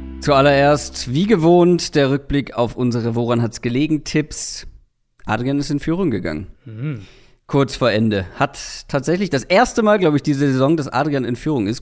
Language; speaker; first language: German; native; German